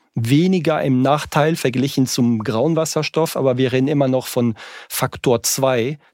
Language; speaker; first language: German; non-native, fluent; French